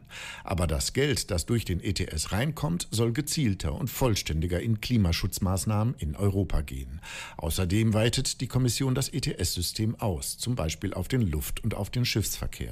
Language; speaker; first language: German; native; German